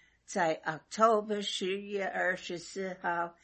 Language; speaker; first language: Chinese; non-native, fluent; English